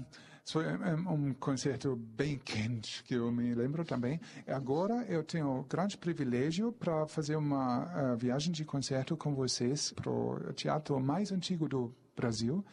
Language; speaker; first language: Portuguese; non-native, fluent; German